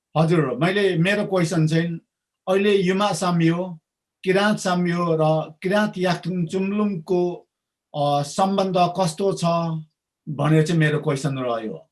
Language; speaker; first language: Nepali; non-native, local second language; Limbu